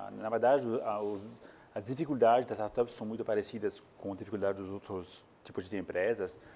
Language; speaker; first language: Portuguese; non-native, fluent; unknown